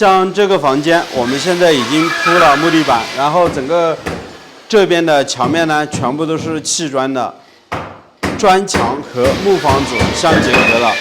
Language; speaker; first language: Chinese; native; Chinese